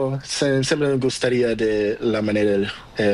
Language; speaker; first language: Spanish; non-native, learner; Portuguese